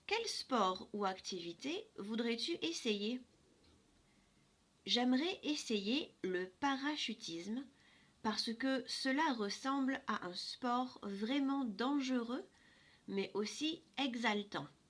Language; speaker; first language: French; non-native, fluent; English